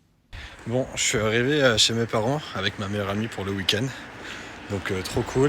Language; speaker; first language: French; native; French